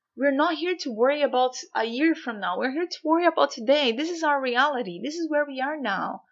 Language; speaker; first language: English; non-native, fluent; Portuguese